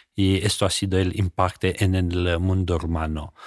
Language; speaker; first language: Spanish; non-native, fluent; Romanian